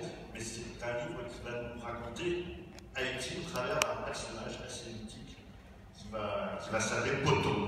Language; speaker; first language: French; native; French